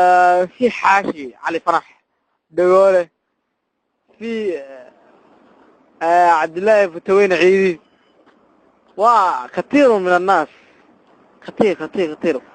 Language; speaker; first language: Arabic; non-native, learner; Somali